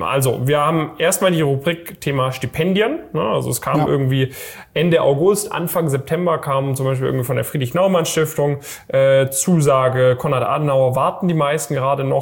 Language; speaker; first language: German; native; German